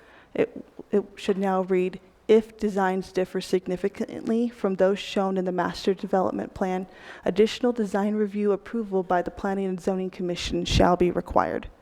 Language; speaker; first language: English; native; English